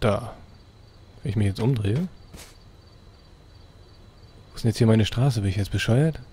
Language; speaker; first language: German; native; German